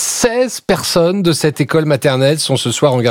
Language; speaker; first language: French; native; French